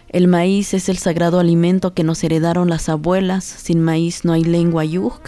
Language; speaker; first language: Spanish; non-native, local second language; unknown